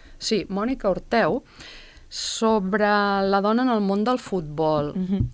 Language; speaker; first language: Catalan; native; Catalan